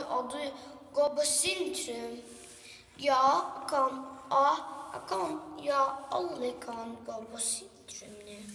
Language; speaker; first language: Norwegian; non-native, learner; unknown